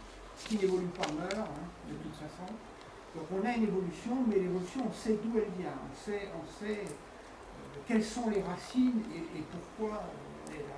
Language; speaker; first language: French; native; French